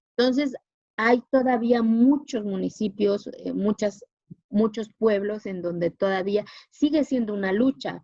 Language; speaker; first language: Spanish; non-native, local second language; Zapotec